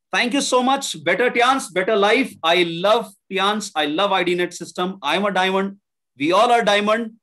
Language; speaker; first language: Hindi; native; Hindi